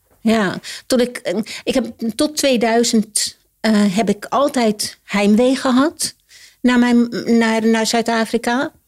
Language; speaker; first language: Dutch; early bilingual, other home language; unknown